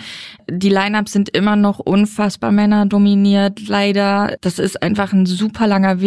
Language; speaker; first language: German; native; German